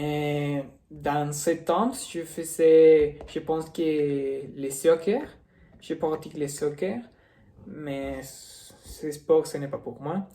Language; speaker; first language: French; non-native, learner; Spanish